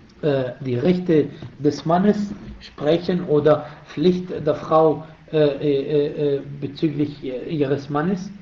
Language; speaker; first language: German; non-native, fluent; Arabic